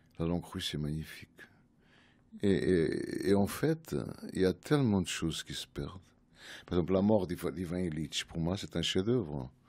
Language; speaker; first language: French; non-native, fluent; Portuguese